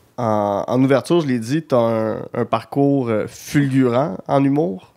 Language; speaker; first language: French; native; French